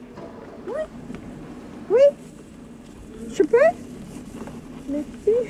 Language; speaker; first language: French; non-native, learner; Japanese